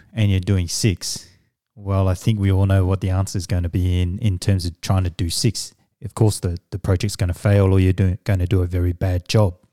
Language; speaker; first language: English; early bilingual, other home language; Samoan